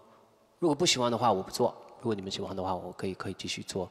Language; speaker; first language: Chinese; non-native, fluent; English